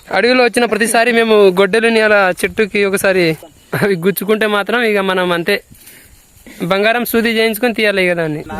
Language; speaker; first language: Telugu; non-native, local second language; Lambadi